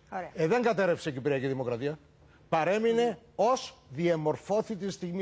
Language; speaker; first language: Greek; native; Greek